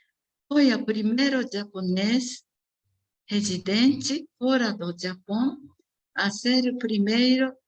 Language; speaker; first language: Portuguese; non-native, learner; Japanese